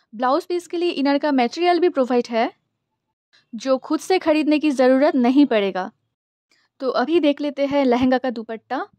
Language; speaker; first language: Hindi; non-native, local second language; Bangla